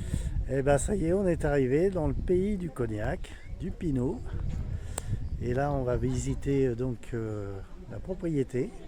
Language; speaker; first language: French; native; French